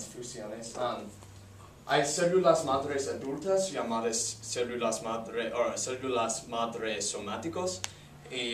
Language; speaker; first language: Spanish; non-native, learner; English